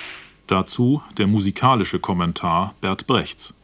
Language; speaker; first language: German; native; German